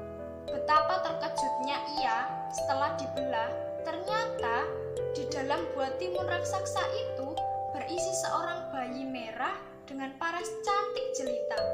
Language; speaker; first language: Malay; non-native, local second language; Javanese